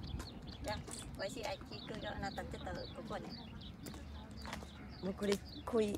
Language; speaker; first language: Japanese; non-native, learner; Vietnamese